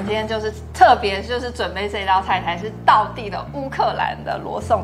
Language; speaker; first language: Chinese; native; Chinese